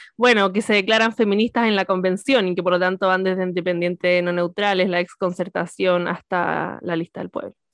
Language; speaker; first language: Spanish; native; Spanish